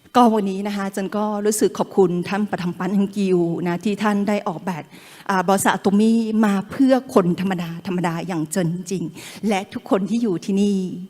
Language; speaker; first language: Thai; non-native, local second language; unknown